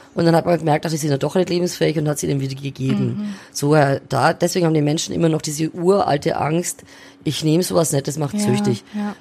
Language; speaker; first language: German; native; German